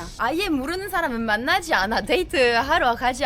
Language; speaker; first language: Korean; non-native, fluent; French